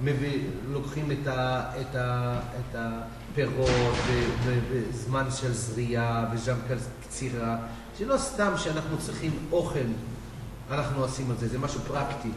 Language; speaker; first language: Hebrew; non-native, learner; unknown